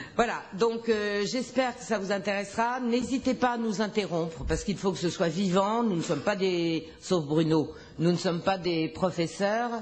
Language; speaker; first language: French; native; French